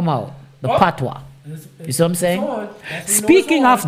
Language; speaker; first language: English; non-native, local second language; Jamaican Creole English